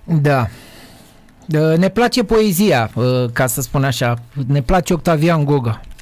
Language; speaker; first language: Romanian; native; Romanian